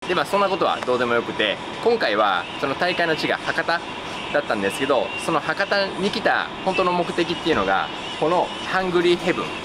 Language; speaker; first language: Japanese; native; Japanese